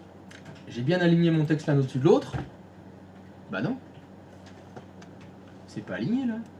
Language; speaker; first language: French; native; French